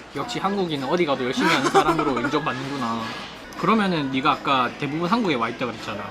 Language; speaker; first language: Korean; native; Korean